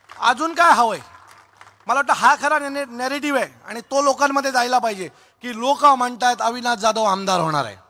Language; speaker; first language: Marathi; native; Marathi